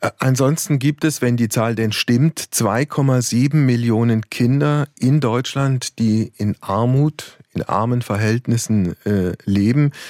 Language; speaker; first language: German; native; German